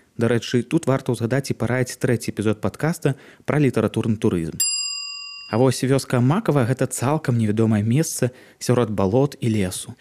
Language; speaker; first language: Belarusian; native; Belarusian